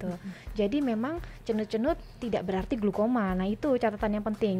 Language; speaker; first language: Indonesian; native; Indonesian